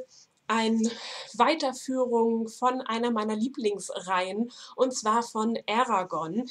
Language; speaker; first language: German; native; German